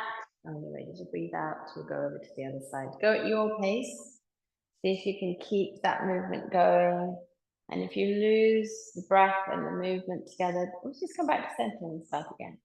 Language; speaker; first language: English; native; English